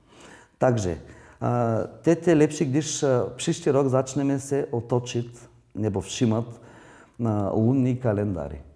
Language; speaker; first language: Czech; non-native, learner; Bulgarian